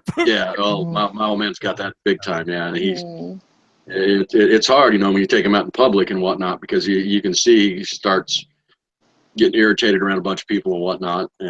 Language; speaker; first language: English; native; English